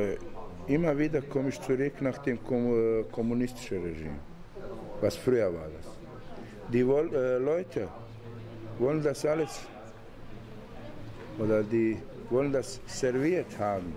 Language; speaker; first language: German; non-native, learner; Bosnian